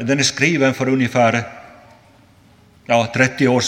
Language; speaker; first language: Swedish; non-native, local second language; Finnish